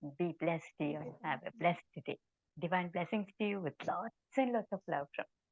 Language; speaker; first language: English; non-native, local second language; Telugu